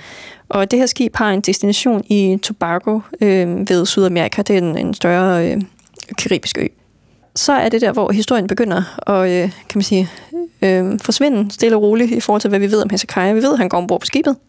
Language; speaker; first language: Danish; native; Danish